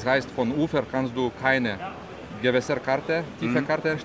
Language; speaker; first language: German; non-native, fluent; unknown